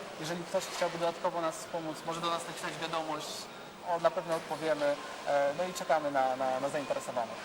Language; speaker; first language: Polish; native; Polish